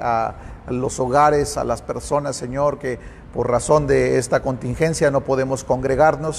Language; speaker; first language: Spanish; native; Spanish